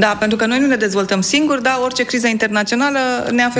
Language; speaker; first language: Romanian; native; Romanian